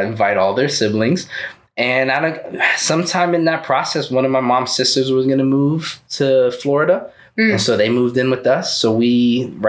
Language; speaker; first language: English; early bilingual, other home language; Spanish